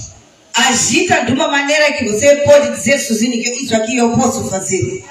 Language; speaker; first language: Portuguese; non-native, local second language; Shona